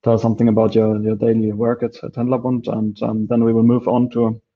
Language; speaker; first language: English; non-native, fluent; Polish